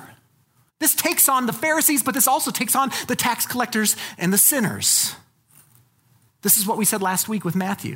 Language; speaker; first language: English; native; English